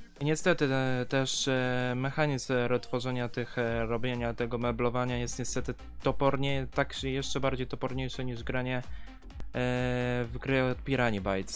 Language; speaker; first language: Polish; native; Polish